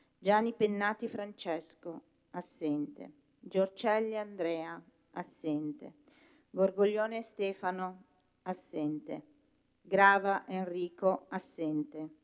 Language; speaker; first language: Italian; native; Italian